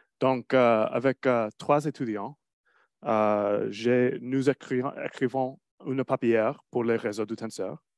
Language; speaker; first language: French; non-native, learner; English